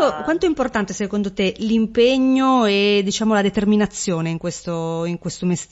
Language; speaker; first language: Italian; native; Italian